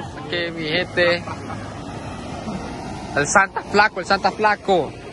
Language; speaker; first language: Spanish; early bilingual, heritage; Spanish